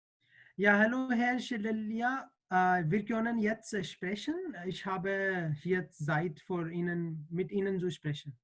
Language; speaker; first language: German; non-native, learner; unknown